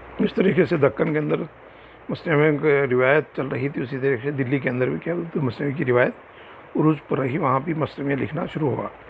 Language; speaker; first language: Urdu; native; Urdu